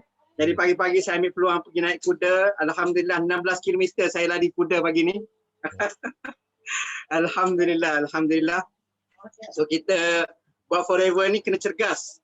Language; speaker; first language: Malay; native; Malay